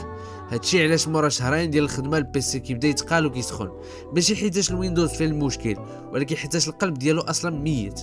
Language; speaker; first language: Arabic; native; Arabic